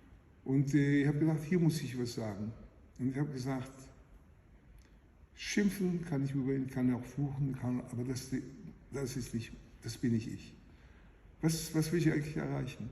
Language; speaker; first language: German; non-native, fluent; Hebrew